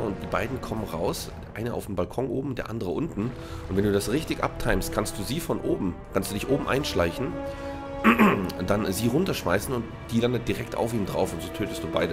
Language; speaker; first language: German; native; German